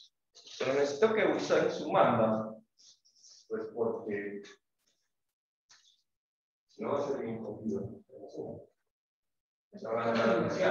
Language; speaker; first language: Spanish; native; Spanish